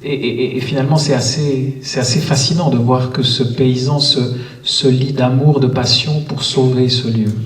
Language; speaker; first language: French; native; French